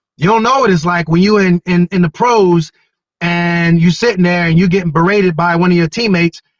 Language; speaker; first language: English; native; English